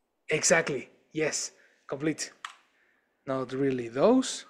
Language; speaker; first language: English; non-native, fluent; Spanish